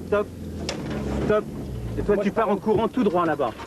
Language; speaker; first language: French; native; French